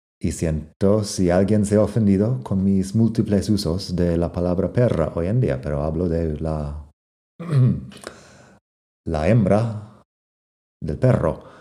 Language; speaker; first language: Spanish; non-native, fluent; English